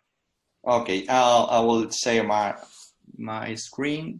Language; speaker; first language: English; non-native, fluent; Spanish